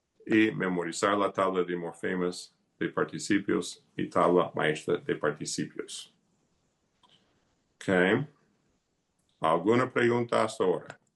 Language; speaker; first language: Spanish; non-native, fluent; English